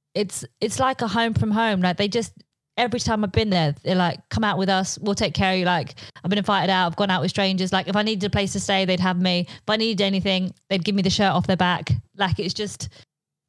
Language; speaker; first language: English; non-native, local second language; Polish